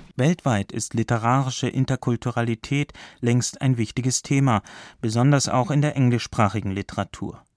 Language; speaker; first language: German; native; German